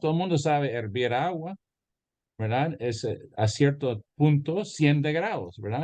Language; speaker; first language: Spanish; early bilingual, heritage; Spanish